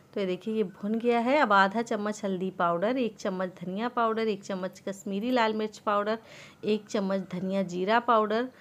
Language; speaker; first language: Hindi; native; Hindi